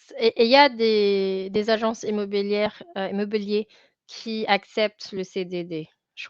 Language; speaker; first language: French; non-native, fluent; Filipino